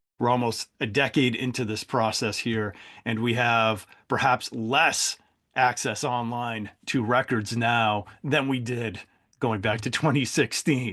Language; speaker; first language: English; native; English